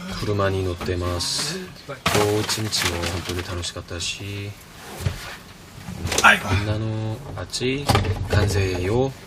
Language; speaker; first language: Japanese; non-native, fluent; Korean